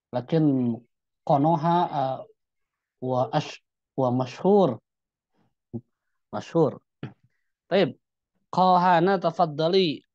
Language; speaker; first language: Arabic; non-native, fluent; Indonesian